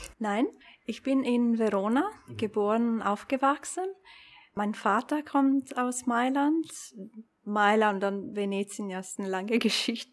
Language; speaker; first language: German; non-native, local second language; Italian